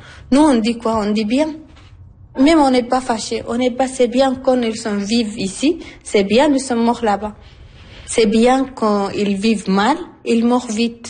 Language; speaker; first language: French; non-native, learner; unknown